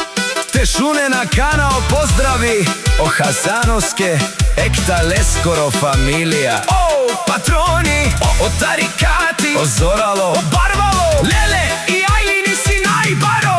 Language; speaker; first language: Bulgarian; non-native, local second language; Romany